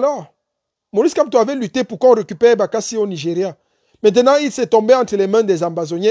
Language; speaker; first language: French; native; French